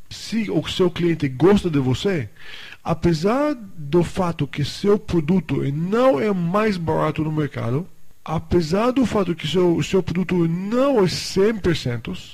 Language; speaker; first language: Portuguese; non-native, fluent; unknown